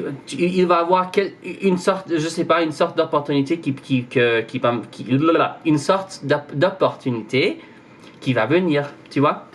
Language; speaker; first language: French; non-native, fluent; English